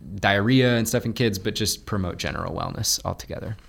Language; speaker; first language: English; native; English